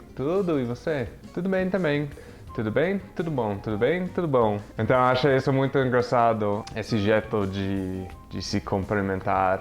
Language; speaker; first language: Portuguese; non-native, fluent; English